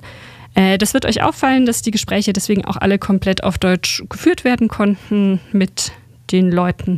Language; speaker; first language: German; native; German